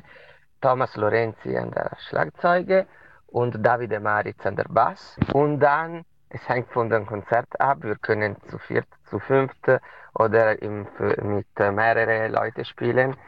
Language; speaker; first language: German; non-native, local second language; Italian